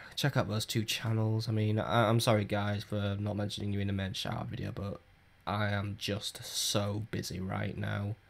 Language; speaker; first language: English; native; English